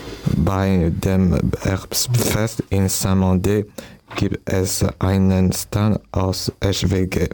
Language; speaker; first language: German; non-native, learner; French